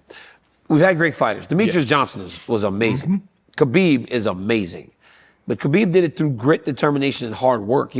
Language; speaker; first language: English; native; English